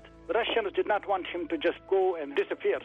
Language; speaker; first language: English; non-native, fluent; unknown